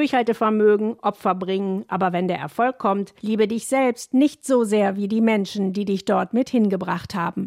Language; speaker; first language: German; native; German